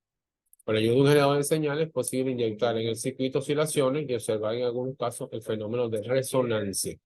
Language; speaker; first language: Spanish; native; Spanish